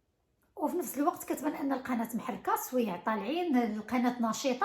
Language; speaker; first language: Arabic; native; Arabic